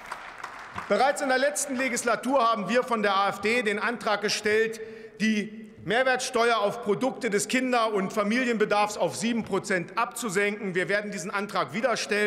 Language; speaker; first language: German; native; German